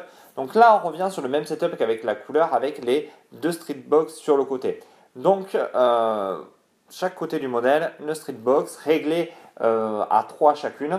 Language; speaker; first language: French; native; French